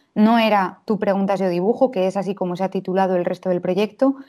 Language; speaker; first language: Spanish; native; Spanish